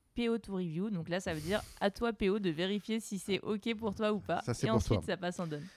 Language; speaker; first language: French; native; French